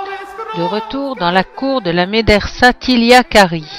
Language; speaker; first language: French; native; French